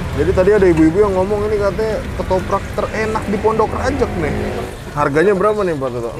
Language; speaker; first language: Indonesian; native; Indonesian